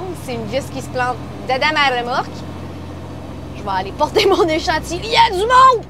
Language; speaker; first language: French; native; French